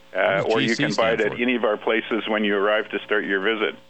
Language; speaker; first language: English; native; English